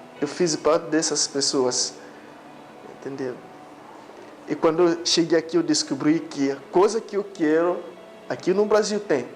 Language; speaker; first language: Portuguese; non-native, fluent; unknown